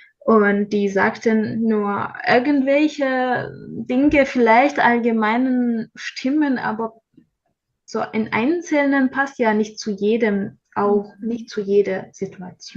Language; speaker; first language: German; non-native, learner; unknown